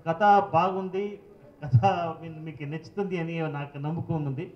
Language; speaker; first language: Telugu; non-native, fluent; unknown